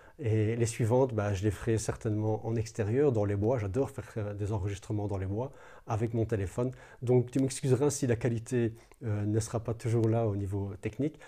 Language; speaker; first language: French; native; French